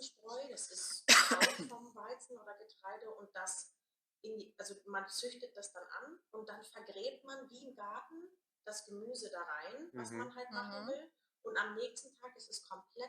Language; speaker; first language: German; native; German